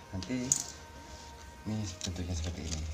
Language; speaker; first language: Indonesian; native; Indonesian